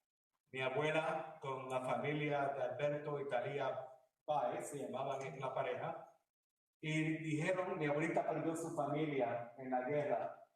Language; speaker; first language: Spanish; early bilingual, heritage; Spanish